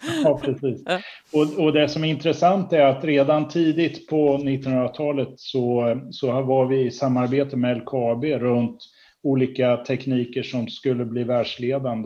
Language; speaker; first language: Swedish; native; Swedish